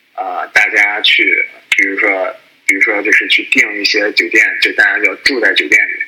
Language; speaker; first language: Chinese; native; Chinese